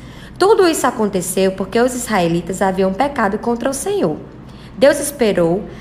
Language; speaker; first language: Portuguese; native; Portuguese